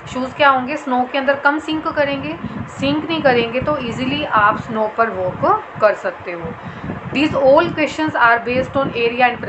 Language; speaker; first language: Hindi; native; Hindi